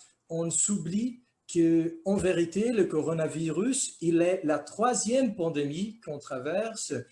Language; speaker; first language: French; non-native, fluent; Portuguese